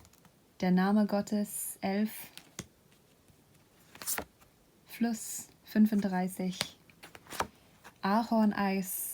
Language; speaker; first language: German; non-native, fluent; English